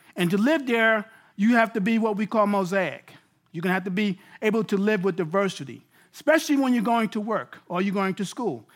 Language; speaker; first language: English; native; English